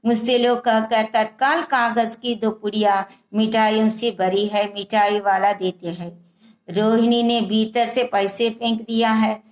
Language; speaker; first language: Hindi; non-native, local second language; Telugu